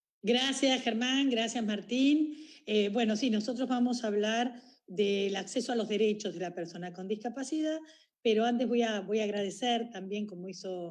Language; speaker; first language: Spanish; native; Spanish